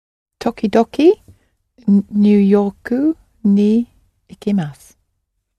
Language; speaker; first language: Japanese; non-native, learner; English